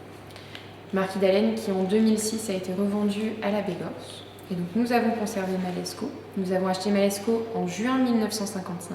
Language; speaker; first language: French; native; French